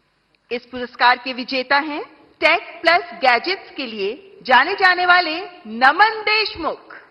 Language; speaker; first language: Hindi; native; Hindi